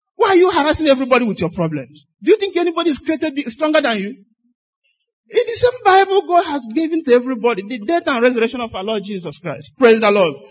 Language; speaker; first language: English; non-native, local second language; Igbo